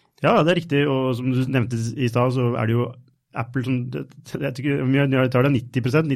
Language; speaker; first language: Norwegian; native; Norwegian